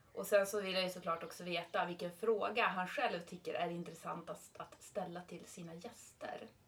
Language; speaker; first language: Swedish; native; Swedish